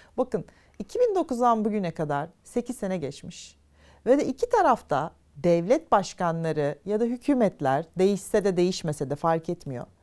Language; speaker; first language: Turkish; native; Turkish